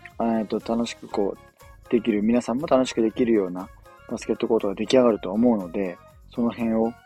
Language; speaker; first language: Japanese; native; Japanese